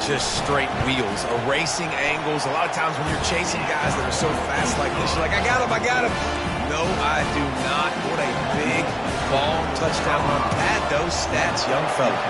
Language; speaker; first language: English; native; English